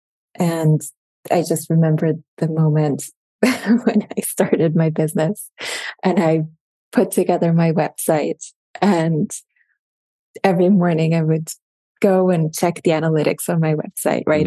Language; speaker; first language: English; non-native, fluent; German